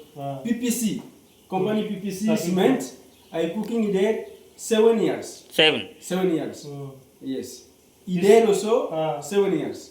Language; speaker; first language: English; non-native, learner; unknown